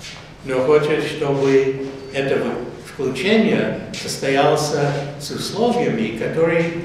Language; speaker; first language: Russian; non-native, fluent; English